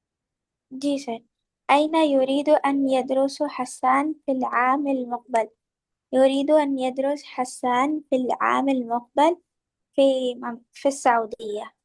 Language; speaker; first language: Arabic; non-native, learner; Urdu